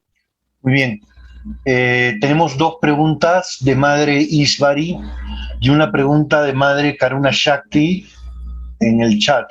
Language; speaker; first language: Spanish; native; Spanish